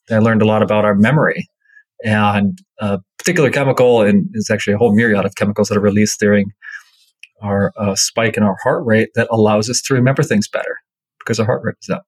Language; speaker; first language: English; native; English